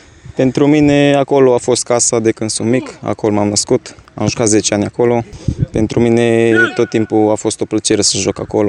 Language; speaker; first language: Romanian; early bilingual, heritage; Romanian